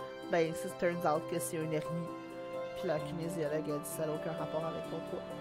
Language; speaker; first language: French; native; French